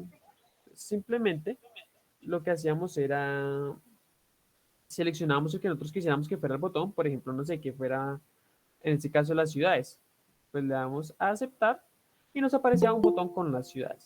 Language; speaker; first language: Spanish; native; Spanish